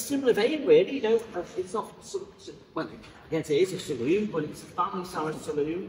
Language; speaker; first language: English; native; English